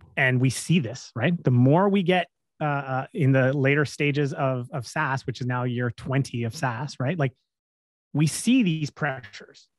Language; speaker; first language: English; native; English